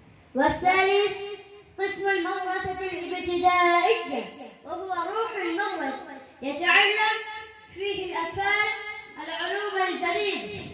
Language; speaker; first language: Arabic; non-native, learner; Bangla